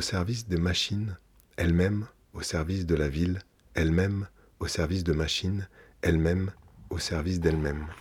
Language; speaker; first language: French; native; French